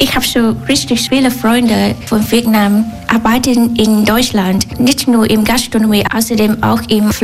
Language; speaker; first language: German; non-native, learner; Vietnamese